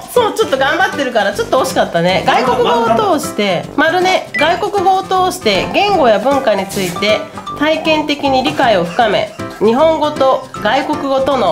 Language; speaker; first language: Japanese; native; Japanese